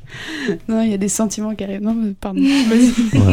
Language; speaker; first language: French; native; French